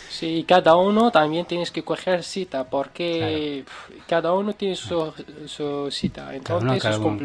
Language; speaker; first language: Spanish; non-native, learner; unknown